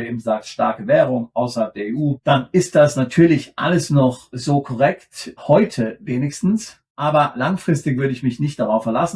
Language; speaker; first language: German; native; German